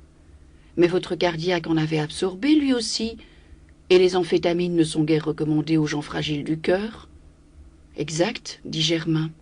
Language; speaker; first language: French; native; French